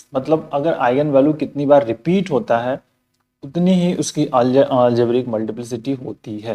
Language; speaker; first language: Hindi; native; Hindi